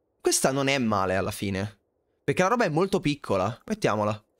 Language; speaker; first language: Italian; native; Italian